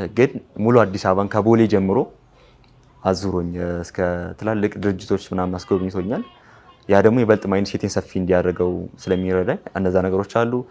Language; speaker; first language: Amharic; non-native, local second language; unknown